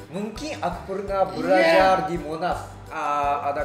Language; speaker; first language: Indonesian; non-native, learner; Japanese